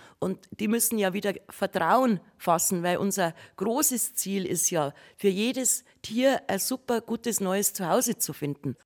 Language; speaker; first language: German; native; German